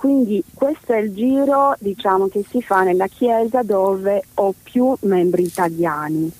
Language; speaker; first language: Italian; non-native, fluent; Romanian